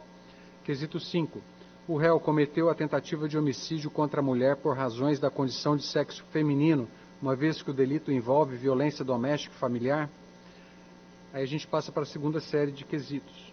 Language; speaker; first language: Portuguese; native; Portuguese